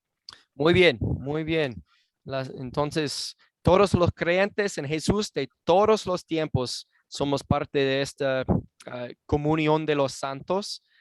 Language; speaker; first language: Spanish; non-native, fluent; English